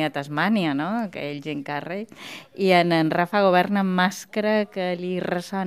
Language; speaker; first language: Catalan; native; Catalan